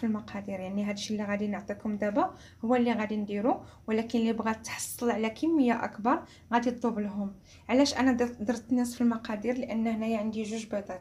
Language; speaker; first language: Arabic; native; Arabic